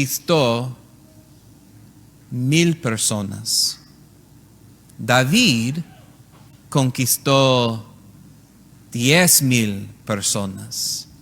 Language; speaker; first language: Spanish; non-native, learner; English